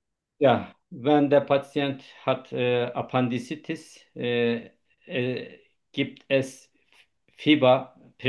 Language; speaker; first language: German; non-native, learner; Turkish